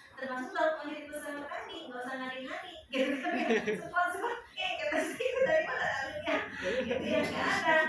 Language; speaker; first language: Indonesian; non-native, local second language; Sundanese